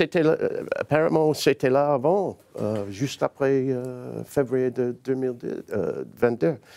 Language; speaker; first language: French; non-native, learner; English